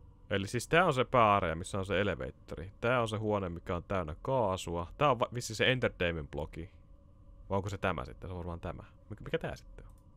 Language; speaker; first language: Finnish; native; Finnish